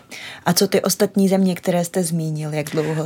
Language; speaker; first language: Czech; native; Czech